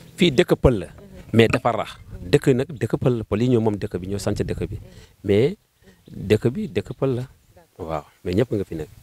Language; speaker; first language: Wolof; non-native, local second language; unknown